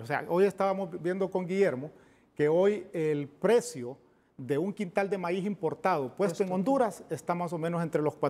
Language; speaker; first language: Spanish; native; Spanish